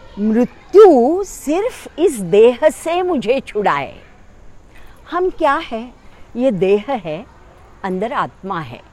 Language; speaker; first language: Hindi; non-native, local second language; Marathi